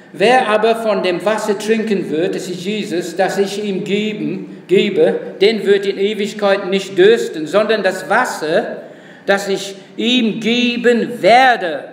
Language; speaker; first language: German; non-native, fluent; English